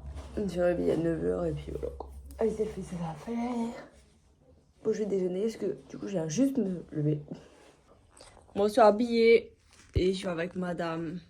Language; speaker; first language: French; native; French